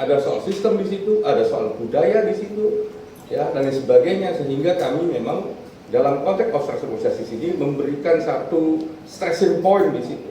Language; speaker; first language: Indonesian; native; Indonesian